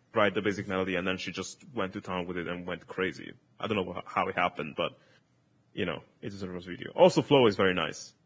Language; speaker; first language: English; non-native, fluent; Italian